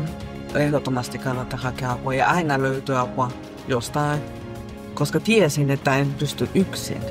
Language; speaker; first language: Finnish; non-native, fluent; Spanish